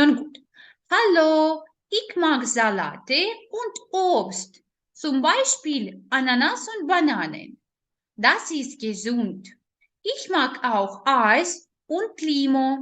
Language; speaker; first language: German; non-native, learner; Ukrainian